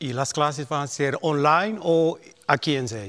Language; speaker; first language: Spanish; non-native, fluent; Papiamento